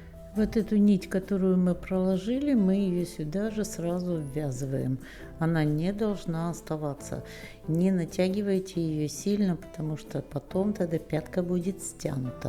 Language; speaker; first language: Russian; native; Russian